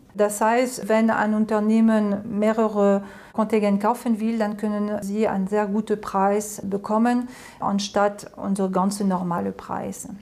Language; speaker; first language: German; non-native, fluent; French